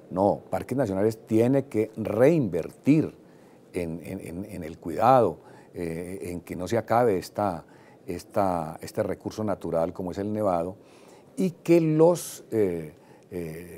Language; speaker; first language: Spanish; native; Spanish